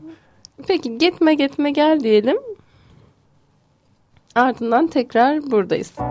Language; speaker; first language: Turkish; native; Turkish